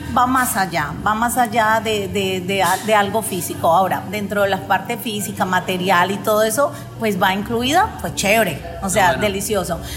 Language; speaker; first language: Spanish; native; Spanish